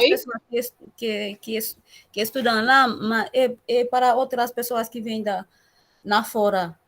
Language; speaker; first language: Portuguese; non-native, learner; Haitian Creole